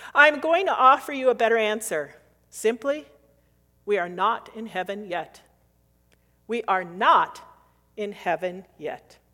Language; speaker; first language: English; native; English